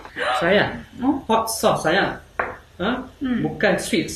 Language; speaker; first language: Malay; native; Malay